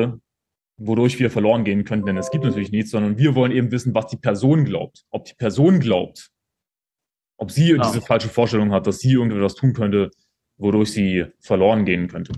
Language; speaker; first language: German; native; German